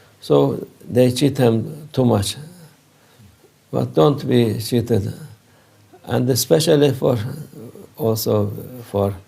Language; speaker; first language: English; non-native, learner; Turkish